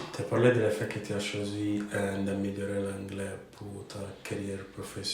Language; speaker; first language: French; non-native, fluent; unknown